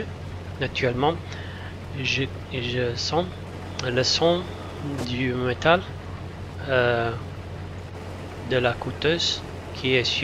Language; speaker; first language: French; non-native, fluent; Italian